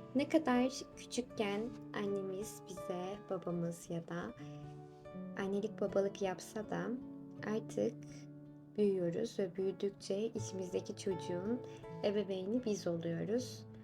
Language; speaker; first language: Turkish; native; Turkish